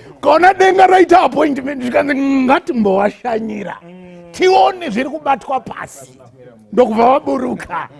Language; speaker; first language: Shona; native; Shona